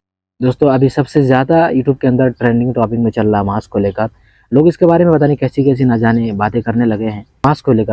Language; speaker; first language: Hindi; native; Hindi